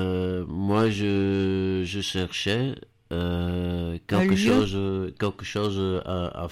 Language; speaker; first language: French; non-native, learner; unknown